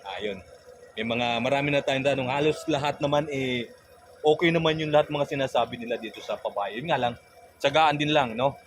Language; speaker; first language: Filipino; native; Filipino